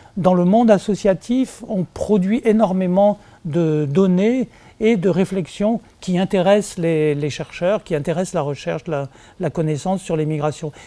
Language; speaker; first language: French; native; French